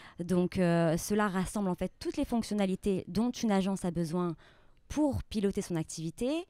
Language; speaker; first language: French; native; French